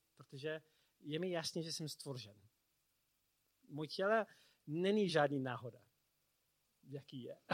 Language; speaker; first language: Czech; non-native, learner; English